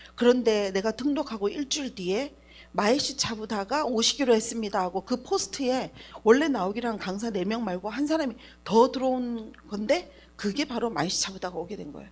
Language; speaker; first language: Korean; native; Korean